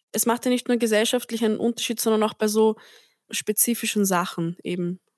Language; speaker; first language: German; early bilingual, other home language; Turkish